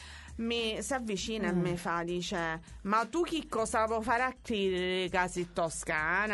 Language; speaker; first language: Italian; native; Italian